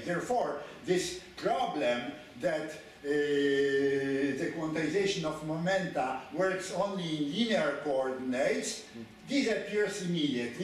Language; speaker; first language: English; non-native, fluent; Polish